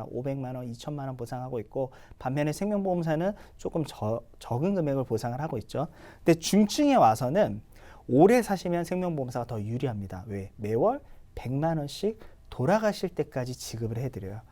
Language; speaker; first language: Korean; native; Korean